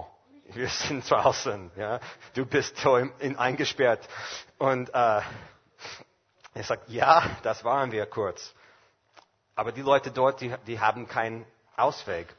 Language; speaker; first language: German; non-native, fluent; English